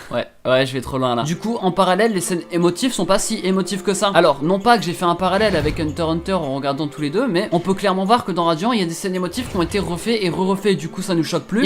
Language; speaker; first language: French; native; French